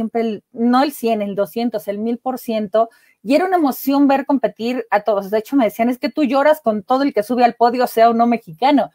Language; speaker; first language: Spanish; native; Spanish